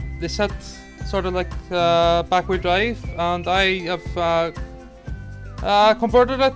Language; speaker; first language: English; native; English